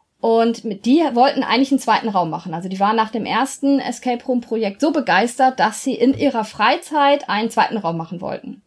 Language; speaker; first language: German; native; German